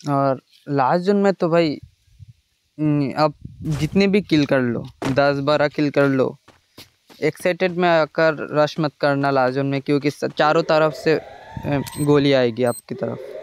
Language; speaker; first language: Hindi; non-native, local second language; Bangla